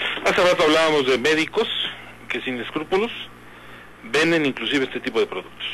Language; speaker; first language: Spanish; native; Spanish